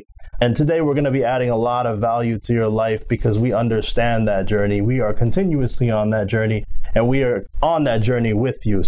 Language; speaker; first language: English; non-native, local second language; Filipino